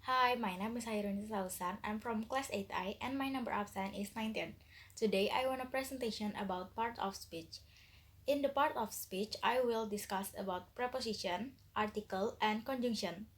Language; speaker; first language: English; non-native, learner; Indonesian